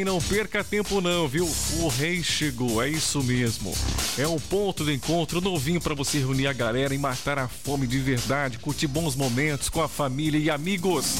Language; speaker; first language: Portuguese; native; Portuguese